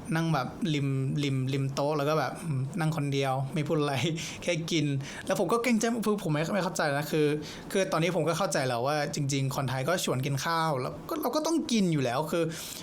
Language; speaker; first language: Thai; non-native, fluent; English